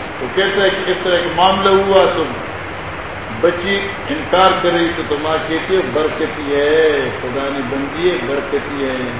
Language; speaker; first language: Urdu; non-native, local second language; Northern Hindko